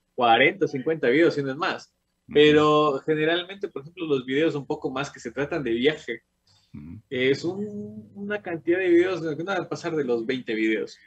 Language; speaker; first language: Spanish; native; Spanish